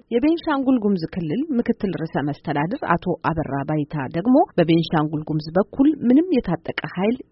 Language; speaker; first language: Amharic; native; Amharic